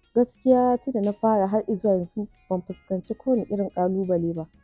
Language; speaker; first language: Hausa; native; Hausa